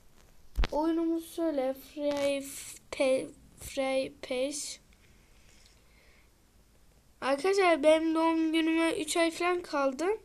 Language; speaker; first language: Turkish; native; Turkish